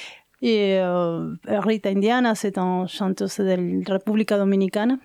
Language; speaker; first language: French; non-native, learner; Spanish